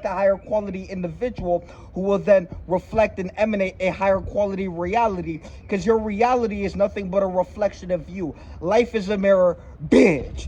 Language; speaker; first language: English; native; English